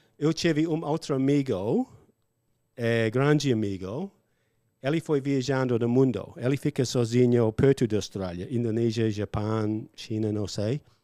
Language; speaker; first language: Portuguese; non-native, learner; English